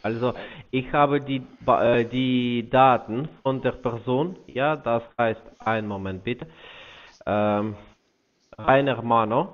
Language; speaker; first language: German; non-native, fluent; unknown